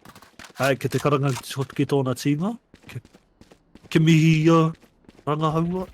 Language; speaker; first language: Māori; non-native, local second language; English